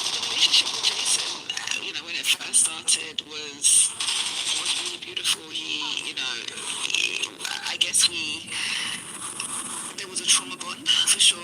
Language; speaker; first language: English; native; English